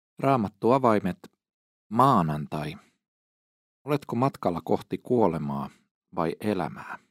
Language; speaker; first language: Finnish; native; Finnish